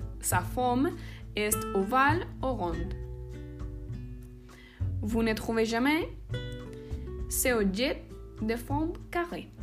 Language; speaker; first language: French; non-native, learner; Spanish